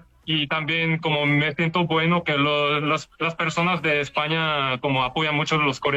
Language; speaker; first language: Spanish; non-native, learner; Korean